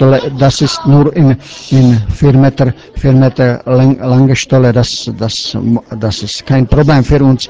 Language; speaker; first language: German; non-native, learner; Czech